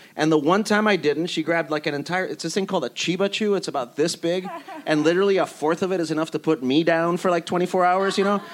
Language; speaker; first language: English; early bilingual, other home language; Spanish